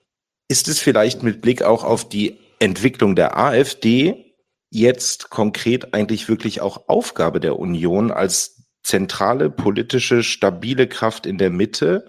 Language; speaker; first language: German; native; German